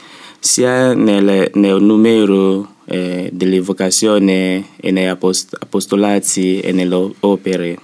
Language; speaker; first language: Italian; non-native, learner; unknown